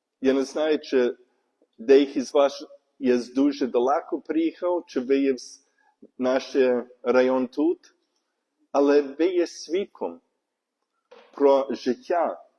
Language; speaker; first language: Ukrainian; non-native, learner; English